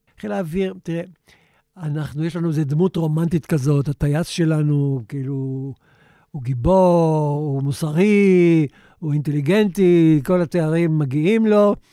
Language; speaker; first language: Hebrew; native; Hebrew